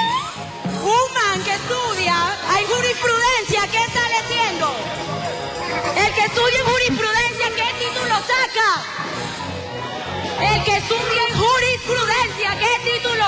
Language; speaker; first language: Spanish; native; Spanish